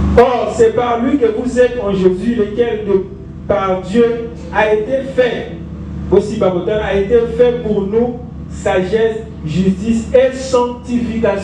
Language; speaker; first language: French; non-native, local second language; Lingala